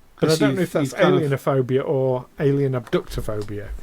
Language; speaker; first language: English; native; English